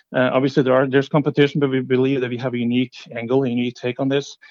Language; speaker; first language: English; non-native, fluent; Norwegian